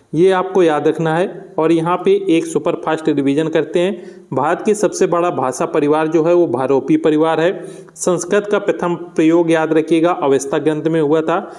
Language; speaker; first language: Hindi; native; Hindi